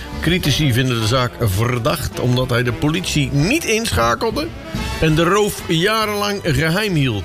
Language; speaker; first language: Dutch; native; Dutch